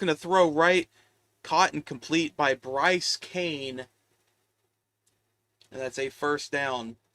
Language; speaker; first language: English; native; English